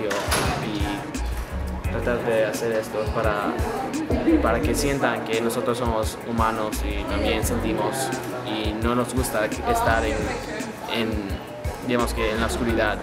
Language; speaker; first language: Spanish; early bilingual, other home language; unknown